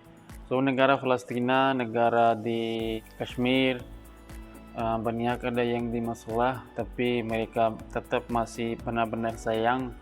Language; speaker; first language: Indonesian; non-native, learner; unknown